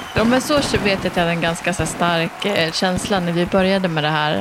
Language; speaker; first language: Swedish; native; Swedish